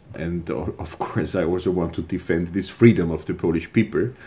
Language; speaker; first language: English; non-native, fluent; German